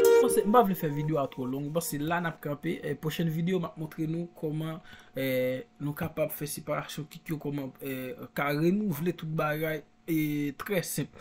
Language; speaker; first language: French; non-native, local second language; Haitian Creole